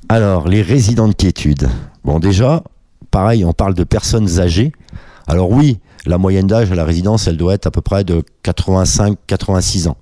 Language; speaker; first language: French; native; French